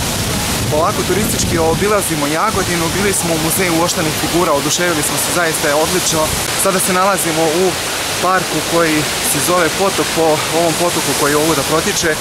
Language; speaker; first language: Bosnian; native; Bosnian